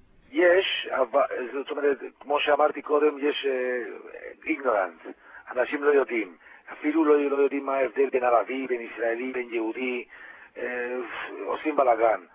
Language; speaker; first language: Hebrew; non-native, fluent; Spanish